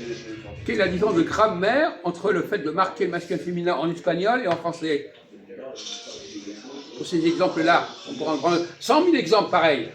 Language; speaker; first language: French; native; French